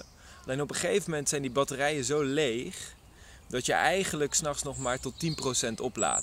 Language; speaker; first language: Dutch; native; Dutch